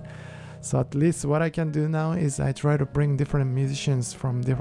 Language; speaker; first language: English; non-native, fluent; Japanese